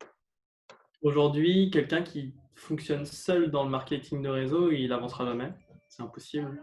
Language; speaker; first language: French; native; French